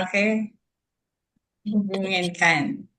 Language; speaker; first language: German; non-native, learner; Filipino